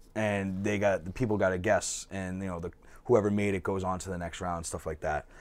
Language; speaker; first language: English; native; English